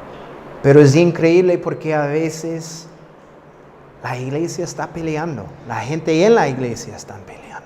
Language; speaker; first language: Spanish; non-native, fluent; English